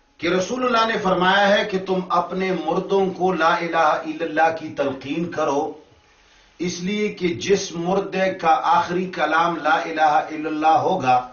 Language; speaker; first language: Urdu; non-native, local second language; Pashto